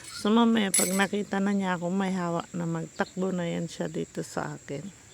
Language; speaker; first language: Filipino; non-native, local second language; Iloko